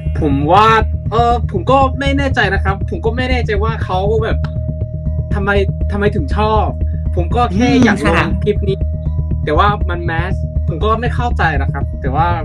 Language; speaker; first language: Thai; early bilingual, other home language; Korean